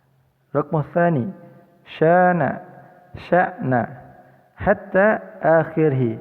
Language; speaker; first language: Arabic; non-native, fluent; Indonesian